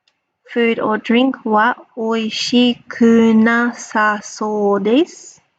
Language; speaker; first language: Japanese; non-native, fluent; English